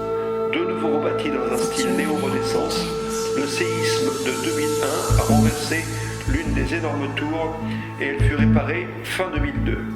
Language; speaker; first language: French; native; French